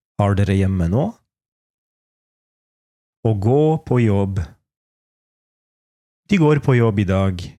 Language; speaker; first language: Norwegian; non-native, fluent; Polish